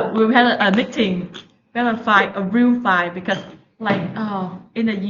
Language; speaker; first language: English; non-native, learner; Vietnamese